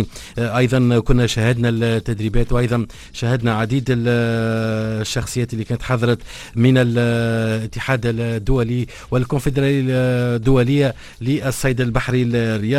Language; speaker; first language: Arabic; native; Arabic